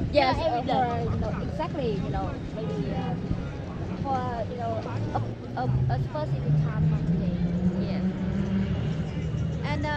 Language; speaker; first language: English; non-native, learner; Vietnamese